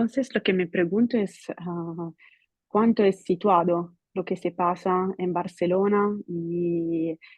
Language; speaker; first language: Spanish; non-native, fluent; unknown